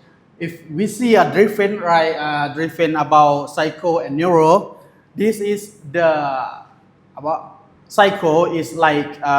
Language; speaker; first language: English; non-native, learner; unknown